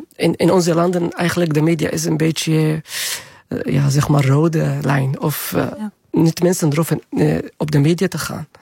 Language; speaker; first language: Dutch; non-native, learner; Arabic